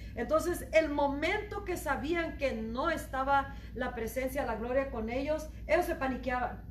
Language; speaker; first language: Spanish; early bilingual, heritage; Spanish